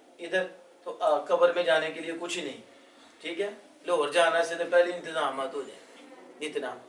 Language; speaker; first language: Urdu; non-native, local second language; Punjabi